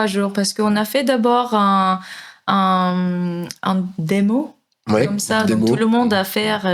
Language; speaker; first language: French; non-native, fluent; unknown